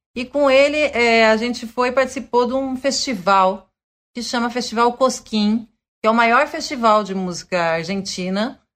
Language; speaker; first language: Portuguese; early bilingual, other home language; Spanish